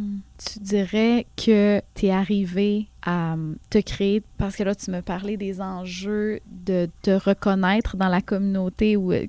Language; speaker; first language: French; native; French